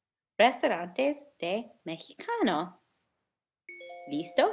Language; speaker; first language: Spanish; non-native, learner; English